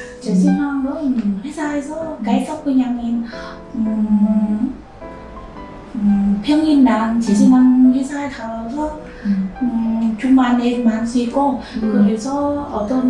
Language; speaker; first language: Korean; non-native, learner; Vietnamese